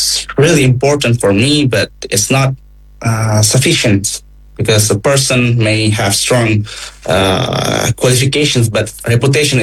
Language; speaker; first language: English; non-native, fluent; Indonesian